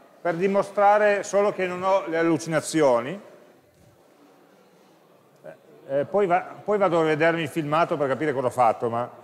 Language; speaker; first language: Italian; native; Italian